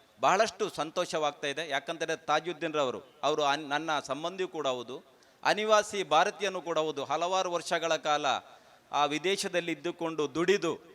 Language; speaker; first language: Kannada; native; Kannada